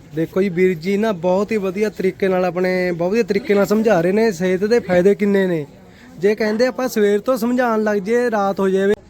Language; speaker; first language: Punjabi; native; Punjabi